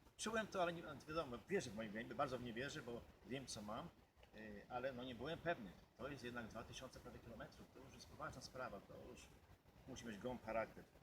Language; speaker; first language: Polish; native; Polish